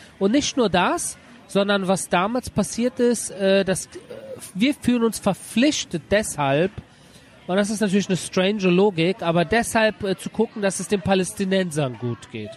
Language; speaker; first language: German; early bilingual, other home language; Persian